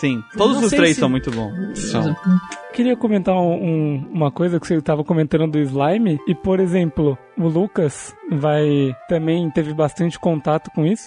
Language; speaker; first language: Portuguese; native; Portuguese